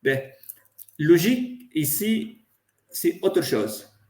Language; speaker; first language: French; non-native, local second language; Arabic